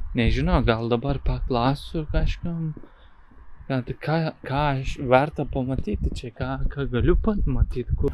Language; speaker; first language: Lithuanian; non-native, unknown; Turkish